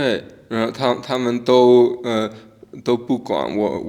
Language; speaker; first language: Chinese; non-native, learner; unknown